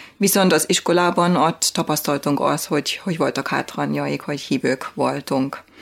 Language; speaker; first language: Hungarian; non-native, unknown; German